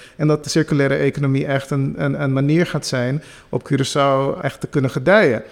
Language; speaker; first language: Dutch; non-native, local second language; Papiamento